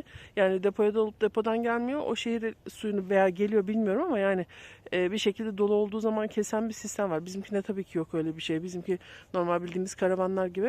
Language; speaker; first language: Turkish; native; Turkish